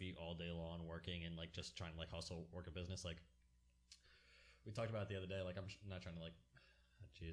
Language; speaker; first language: English; native; English